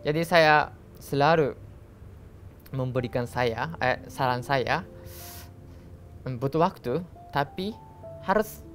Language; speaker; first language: Indonesian; non-native, learner; Japanese